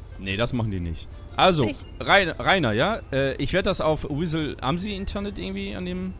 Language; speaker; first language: German; native; German